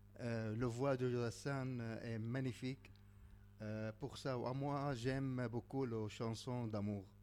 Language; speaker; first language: French; non-native, learner; Arabic